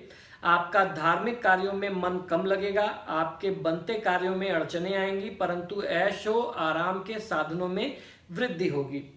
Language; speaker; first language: Hindi; native; Hindi